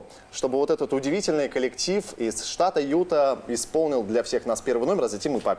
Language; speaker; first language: Russian; native; Russian